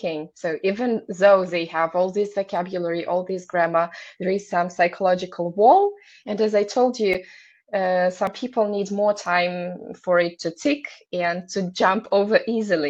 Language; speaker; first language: English; non-native, fluent; Russian